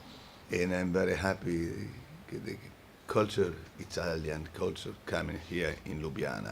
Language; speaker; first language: English; non-native, fluent; Italian